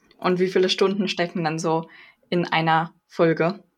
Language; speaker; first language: German; native; German